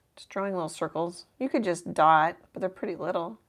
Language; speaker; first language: English; native; English